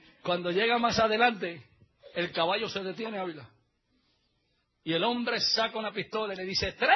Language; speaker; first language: Spanish; native; Spanish